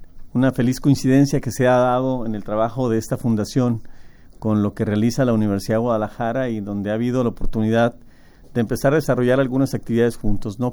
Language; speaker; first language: Spanish; native; Spanish